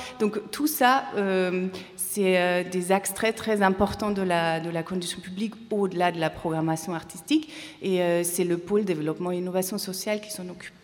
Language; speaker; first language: French; non-native, fluent; German